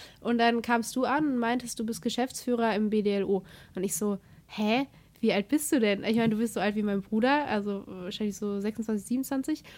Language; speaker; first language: German; native; German